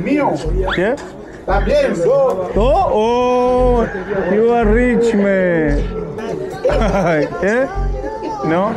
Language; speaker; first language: English; non-native, learner; Georgian